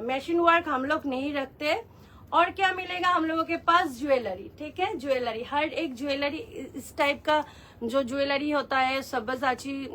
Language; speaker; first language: Hindi; non-native, local second language; Bangla